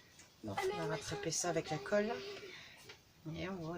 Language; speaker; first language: French; native; French